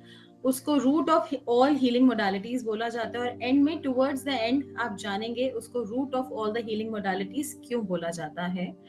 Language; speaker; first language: Hindi; native; Hindi